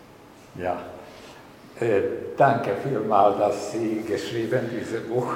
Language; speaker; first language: German; non-native, learner; Hungarian